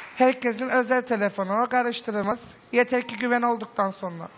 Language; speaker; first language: Turkish; native; Turkish